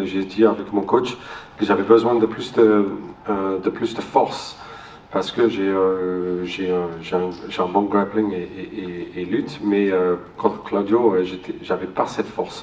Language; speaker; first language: French; non-native, learner; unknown